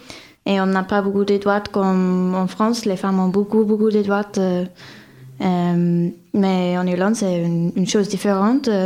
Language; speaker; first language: French; non-native, fluent; English